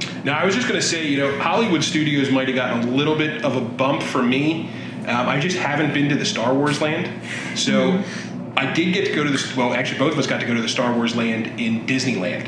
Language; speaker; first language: English; native; English